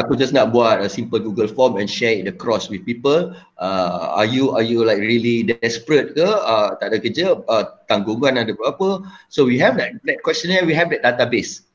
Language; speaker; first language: English; non-native, local second language; Malay